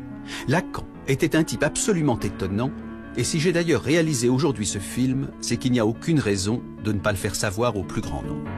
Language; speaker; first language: French; native; French